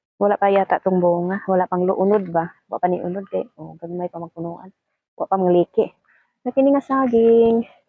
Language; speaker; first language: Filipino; non-native, local second language; Cebuano